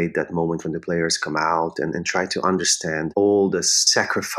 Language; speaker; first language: English; non-native, fluent; Hungarian